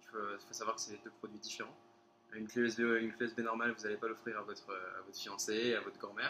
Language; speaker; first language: French; native; French